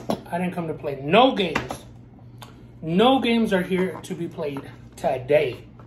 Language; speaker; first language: English; early bilingual, other home language; Spanish